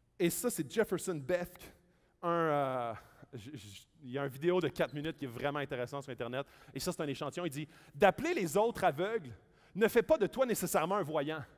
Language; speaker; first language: French; native; French